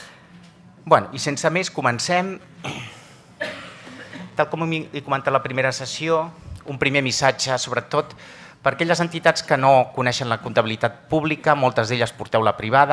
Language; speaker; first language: Catalan; native; Catalan